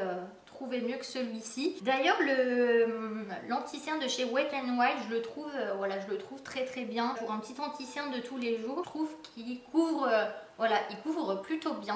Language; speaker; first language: French; native; French